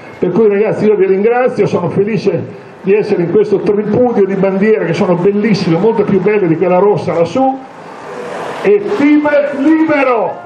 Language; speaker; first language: Italian; native; Italian